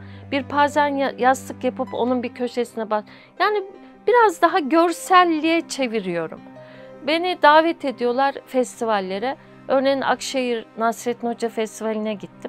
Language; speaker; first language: Turkish; native; Turkish